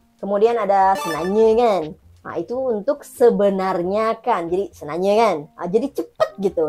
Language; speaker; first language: Indonesian; native; Indonesian